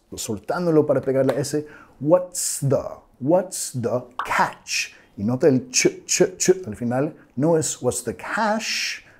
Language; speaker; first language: Spanish; non-native, fluent; English